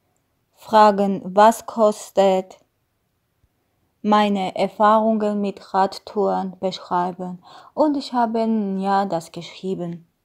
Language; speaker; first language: German; non-native, learner; Armenian